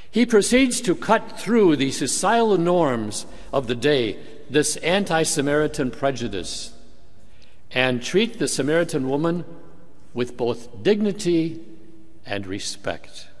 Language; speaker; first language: English; native; English